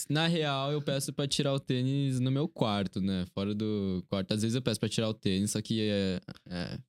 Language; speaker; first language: Portuguese; early bilingual, other home language; Korean